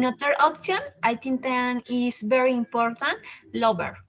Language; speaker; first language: English; non-native, learner; Spanish